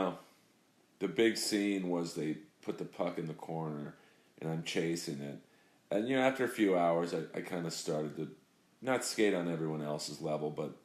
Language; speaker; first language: English; native; English